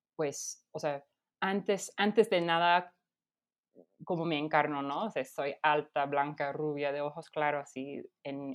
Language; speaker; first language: Spanish; non-native, fluent; English